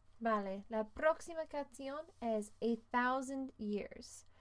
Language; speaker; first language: Spanish; non-native, fluent; English